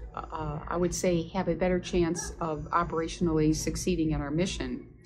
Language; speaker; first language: English; native; English